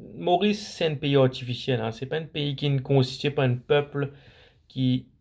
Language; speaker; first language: French; non-native, local second language; Morisyen